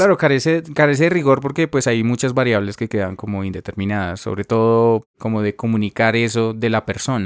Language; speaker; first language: Spanish; native; Spanish